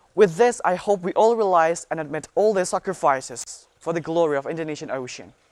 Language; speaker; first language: English; non-native, learner; Indonesian